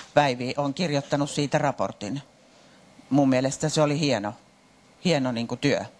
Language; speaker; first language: Finnish; native; Finnish